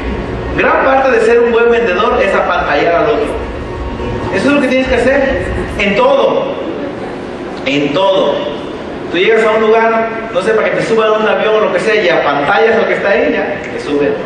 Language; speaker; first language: Spanish; native; Spanish